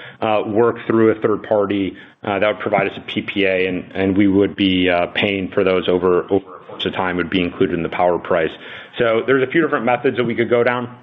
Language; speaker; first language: English; native; English